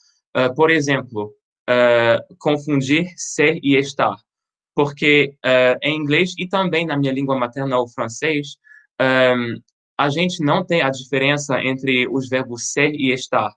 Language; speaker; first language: Portuguese; non-native, fluent; French